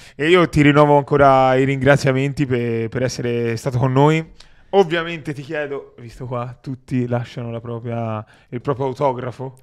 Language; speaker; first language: Italian; native; Italian